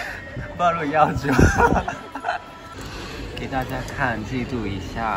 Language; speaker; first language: Chinese; non-native, fluent; Japanese